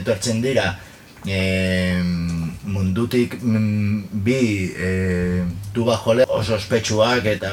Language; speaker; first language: Basque; non-native, local second language; Spanish